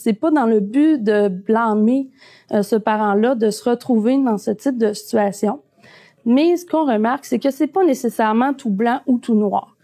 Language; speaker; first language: French; native; French